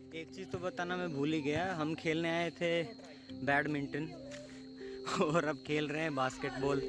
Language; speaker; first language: Hindi; native; Hindi